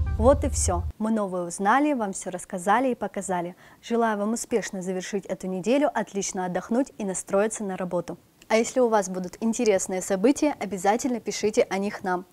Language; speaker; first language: Russian; native; Russian